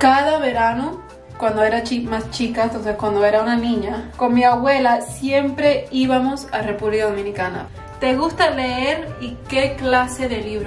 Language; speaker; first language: Spanish; early bilingual, heritage; Spanish